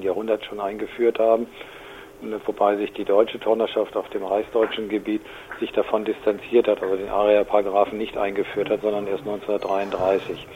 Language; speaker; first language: German; native; German